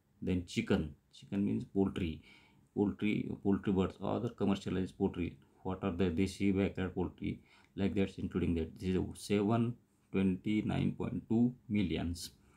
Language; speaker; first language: English; non-native, local second language; Marathi